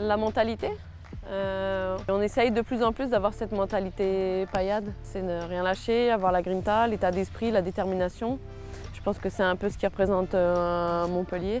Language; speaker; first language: French; native; French